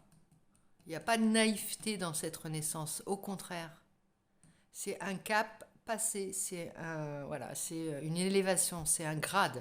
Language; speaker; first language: French; native; French